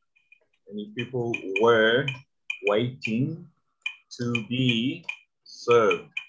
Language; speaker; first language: English; non-native, fluent; Spanish